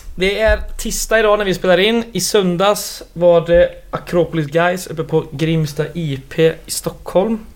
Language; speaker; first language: Swedish; native; Swedish